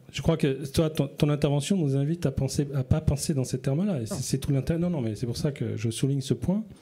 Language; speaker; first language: French; native; French